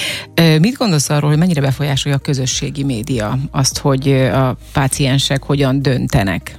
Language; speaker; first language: Hungarian; native; Hungarian